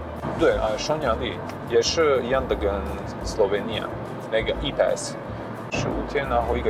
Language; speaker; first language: Chinese; non-native, learner; Croatian